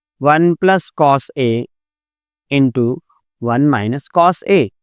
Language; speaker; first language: Hindi; non-native, local second language; Gujarati